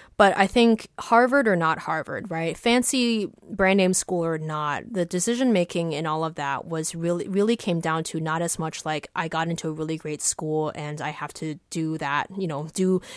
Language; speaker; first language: English; native; English